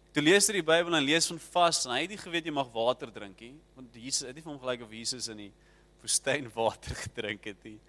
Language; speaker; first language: Afrikaans; native; Afrikaans